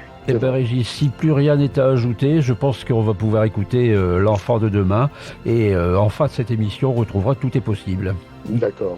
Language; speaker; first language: French; native; French